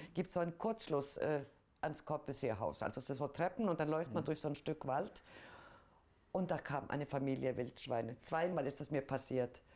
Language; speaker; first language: German; non-native, fluent; Icelandic